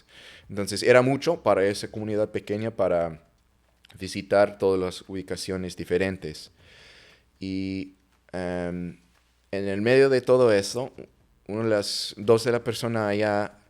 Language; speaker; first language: Spanish; non-native, fluent; English